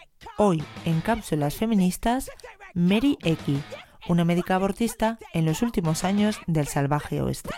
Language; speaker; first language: Spanish; native; Spanish